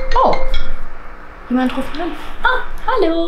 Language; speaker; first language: German; non-native, fluent; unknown